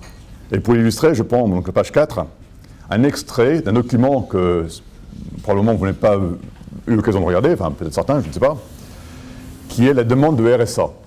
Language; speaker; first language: French; native; French